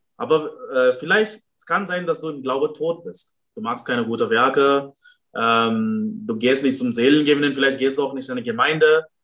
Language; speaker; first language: German; non-native, fluent; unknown